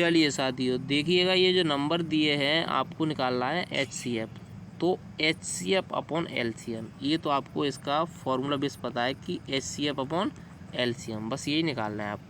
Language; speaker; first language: Hindi; native; Hindi